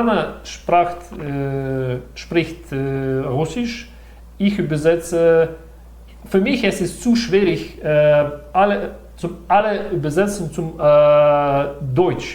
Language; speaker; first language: German; non-native, learner; Russian